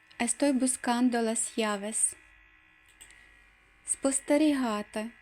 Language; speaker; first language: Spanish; non-native, fluent; Ukrainian